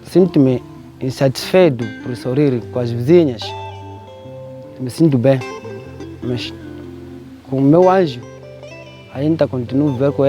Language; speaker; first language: Portuguese; non-native, local second language; Makhuwa